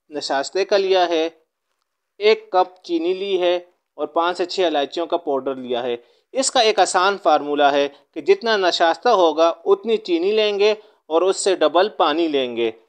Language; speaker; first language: Urdu; native; Urdu